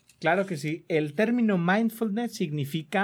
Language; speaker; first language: Spanish; native; Spanish